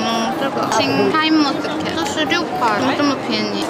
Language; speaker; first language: Chinese; non-native, learner; Korean